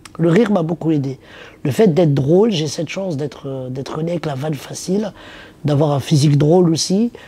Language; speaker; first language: French; early bilingual, other home language; Arabic